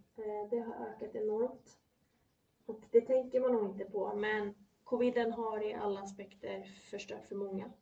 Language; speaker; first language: Swedish; early bilingual, other home language; Polish